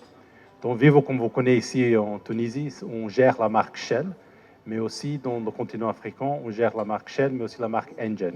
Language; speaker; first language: French; non-native, fluent; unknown